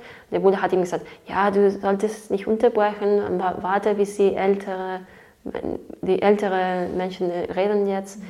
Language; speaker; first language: German; non-native, fluent; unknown